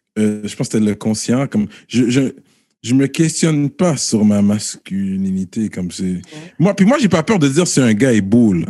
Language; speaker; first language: French; early bilingual, other home language; Haitian Creole